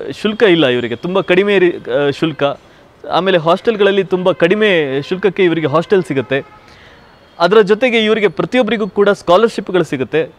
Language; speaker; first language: Kannada; native; Kannada